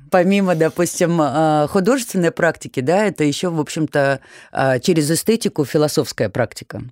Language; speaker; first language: Russian; native; Russian